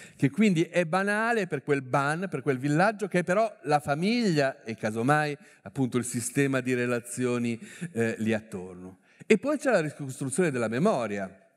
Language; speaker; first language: Italian; native; Italian